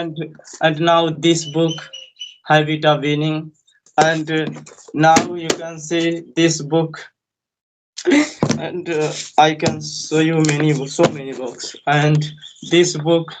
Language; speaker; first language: English; non-native, learner; Hindi